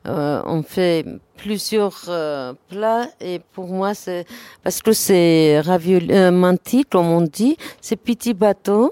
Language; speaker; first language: French; non-native, learner; Armenian